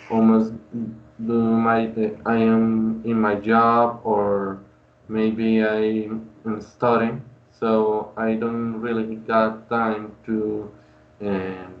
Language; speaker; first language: English; non-native, learner; Spanish